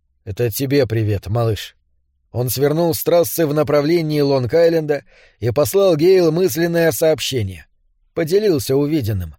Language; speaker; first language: Russian; native; Russian